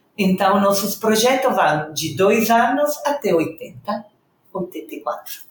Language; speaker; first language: Portuguese; non-native, fluent; Italian